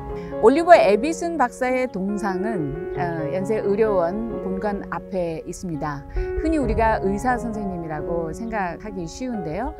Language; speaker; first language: Korean; native; Korean